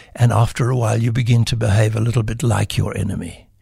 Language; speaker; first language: English; native; English